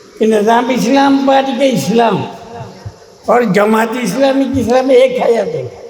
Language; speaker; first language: Urdu; non-native, fluent; Bangla